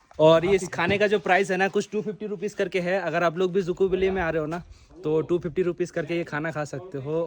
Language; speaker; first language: Hindi; non-native, local second language; Bangla